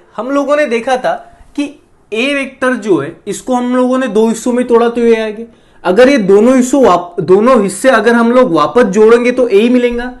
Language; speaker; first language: Hindi; non-native, local second language; Marathi